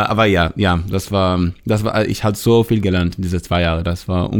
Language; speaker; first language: German; non-native, fluent; Hebrew